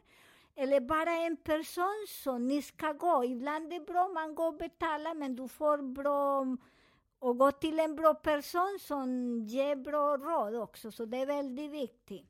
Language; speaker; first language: Swedish; non-native, fluent; Spanish